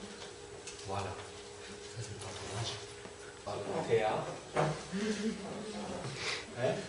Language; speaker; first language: French; non-native, fluent; Turkish